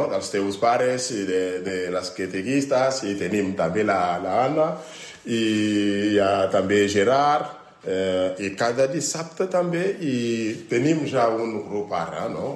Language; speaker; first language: Catalan; non-native, learner; French